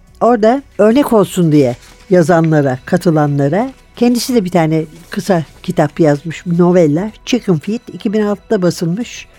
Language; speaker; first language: Turkish; native; Turkish